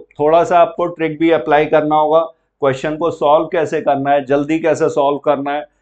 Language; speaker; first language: Hindi; native; Hindi